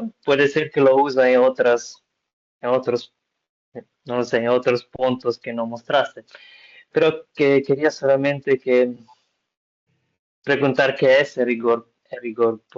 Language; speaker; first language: Spanish; non-native, fluent; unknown